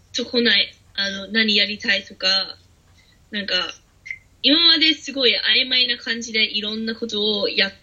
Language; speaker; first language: Japanese; non-native, fluent; English